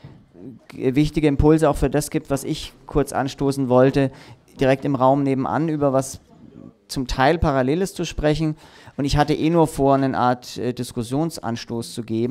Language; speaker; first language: German; native; German